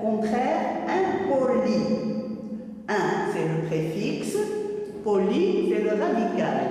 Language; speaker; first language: French; non-native, local second language; Arabic